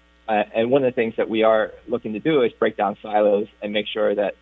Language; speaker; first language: English; native; English